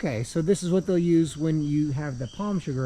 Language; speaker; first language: English; native; English